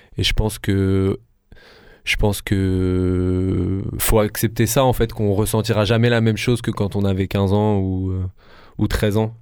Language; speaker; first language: French; native; French